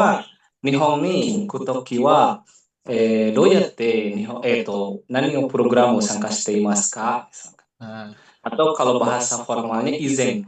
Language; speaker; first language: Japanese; non-native, fluent; Indonesian